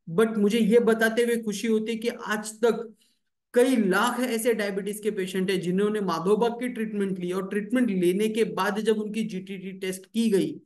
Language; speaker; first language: Hindi; native; Hindi